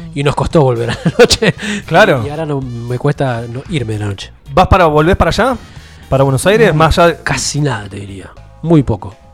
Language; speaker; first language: Spanish; native; Spanish